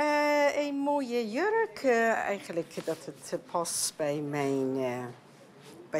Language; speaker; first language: Dutch; non-native, learner; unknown